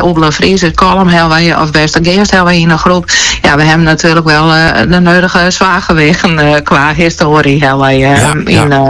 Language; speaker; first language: Dutch; native; Dutch